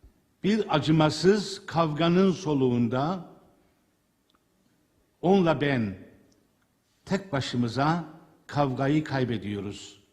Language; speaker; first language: Turkish; native; Turkish